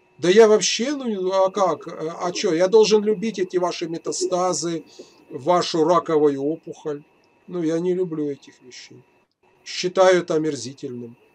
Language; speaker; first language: Russian; native; Russian